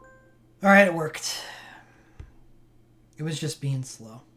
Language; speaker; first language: English; native; English